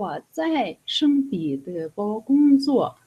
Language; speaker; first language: Chinese; non-native, learner; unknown